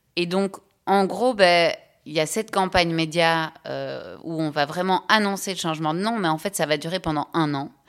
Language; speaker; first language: French; native; French